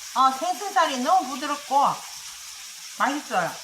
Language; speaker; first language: Korean; native; Korean